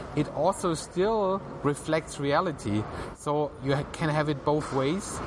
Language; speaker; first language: English; non-native, fluent; German